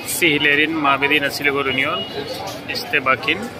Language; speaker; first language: Turkish; non-native, fluent; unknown